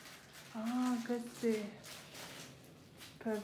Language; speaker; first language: Italian; non-native, learner; English